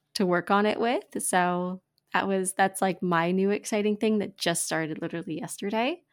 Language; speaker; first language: English; native; English